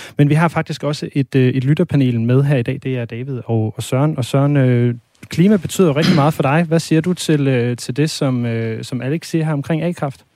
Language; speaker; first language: Danish; native; Danish